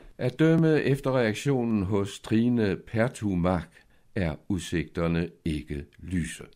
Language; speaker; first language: Danish; native; Danish